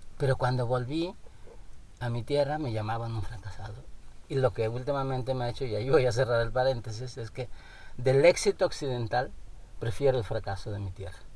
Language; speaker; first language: Spanish; non-native, local second language; Nahuatl languages